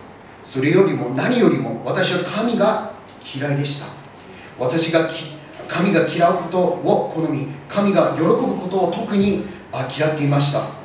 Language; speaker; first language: Japanese; early bilingual, other home language; English